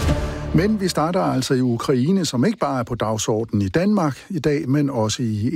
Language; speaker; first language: Danish; native; Danish